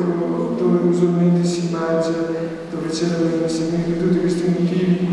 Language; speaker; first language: Italian; native; Italian